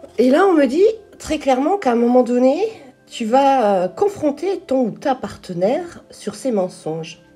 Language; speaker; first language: French; native; French